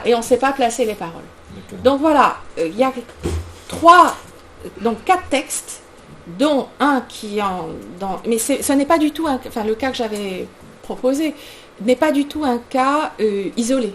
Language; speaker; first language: French; native; French